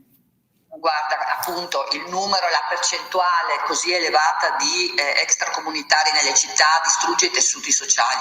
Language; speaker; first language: Italian; native; Italian